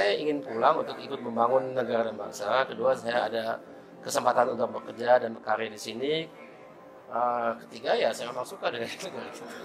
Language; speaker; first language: Indonesian; early bilingual, heritage; German